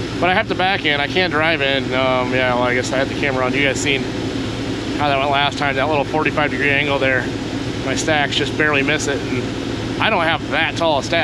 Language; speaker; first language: English; native; English